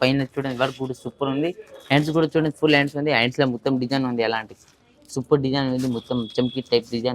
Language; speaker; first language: Telugu; non-native, local second language; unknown